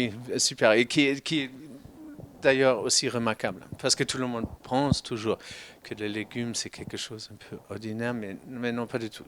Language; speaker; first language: French; non-native, fluent; German